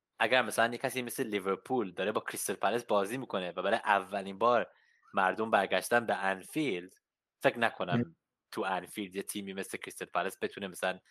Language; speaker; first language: Persian; early bilingual, heritage; Persian